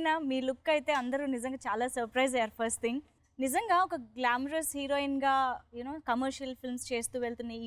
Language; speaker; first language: Telugu; native; Telugu